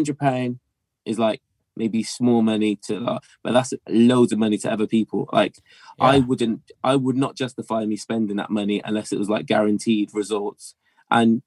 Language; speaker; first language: English; native; English